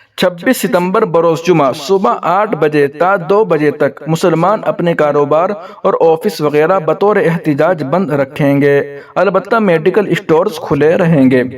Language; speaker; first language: Urdu; native; Urdu